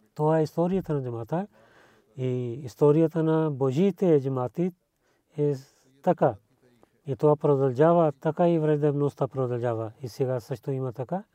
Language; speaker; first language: Bulgarian; non-native, learner; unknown